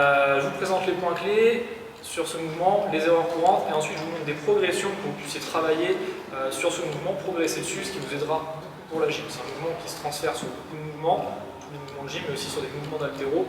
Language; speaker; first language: French; native; French